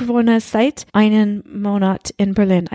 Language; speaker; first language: German; non-native, learner; English